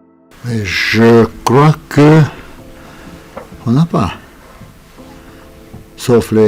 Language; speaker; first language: French; non-native, fluent; Romanian